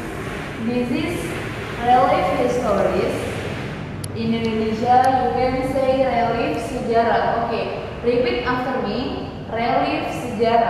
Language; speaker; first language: English; non-native, learner; Indonesian